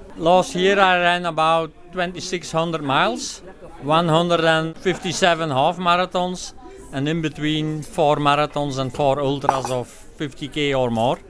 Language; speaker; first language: English; non-native, fluent; Dutch